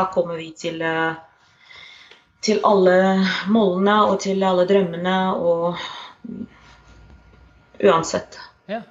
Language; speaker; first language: Norwegian; non-native, fluent; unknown